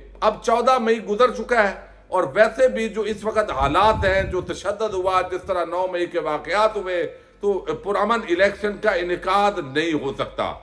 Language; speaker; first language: Urdu; native; Urdu